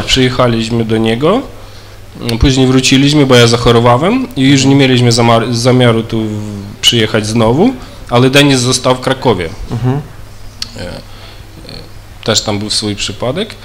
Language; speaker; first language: Polish; early bilingual, other home language; Ukrainian